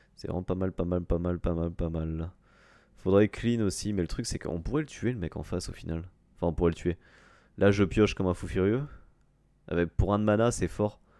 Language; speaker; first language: French; native; French